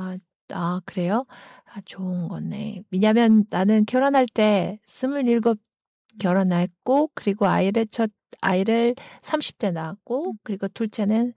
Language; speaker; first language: Korean; non-native, fluent; Kyrgyz